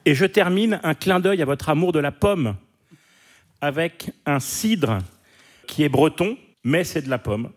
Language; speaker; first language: French; native; French